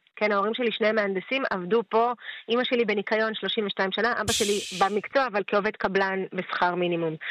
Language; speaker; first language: Hebrew; early bilingual, other home language; Russian